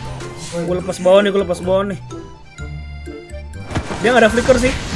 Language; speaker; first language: Indonesian; native; Indonesian